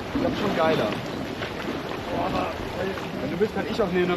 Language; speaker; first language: German; native; German